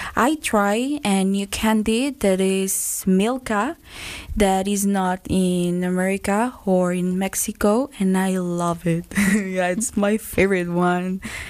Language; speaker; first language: English; non-native, fluent; Spanish